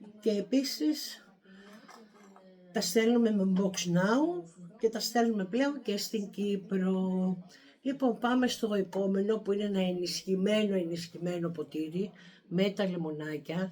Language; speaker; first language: Greek; native; Greek